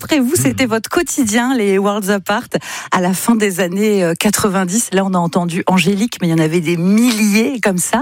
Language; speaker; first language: French; native; French